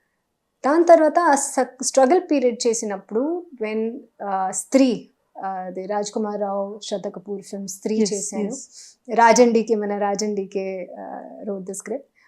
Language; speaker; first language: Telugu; non-native, local second language; Hindi